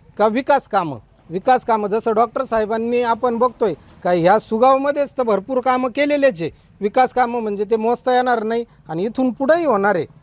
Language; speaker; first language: Marathi; native; Marathi